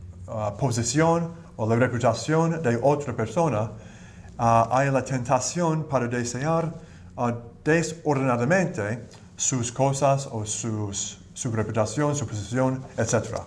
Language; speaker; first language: Spanish; non-native, learner; English